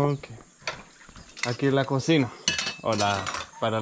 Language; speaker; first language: Spanish; non-native, learner; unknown